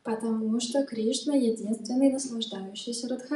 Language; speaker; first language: Russian; native; Russian